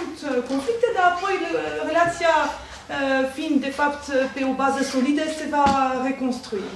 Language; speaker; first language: Romanian; non-native, fluent; French